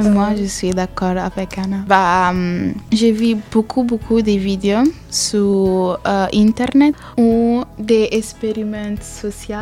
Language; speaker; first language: French; non-native, learner; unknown